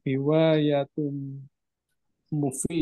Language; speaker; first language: Arabic; non-native, learner; Indonesian